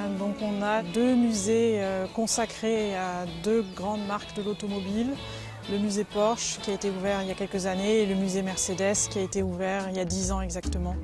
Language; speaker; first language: French; native; French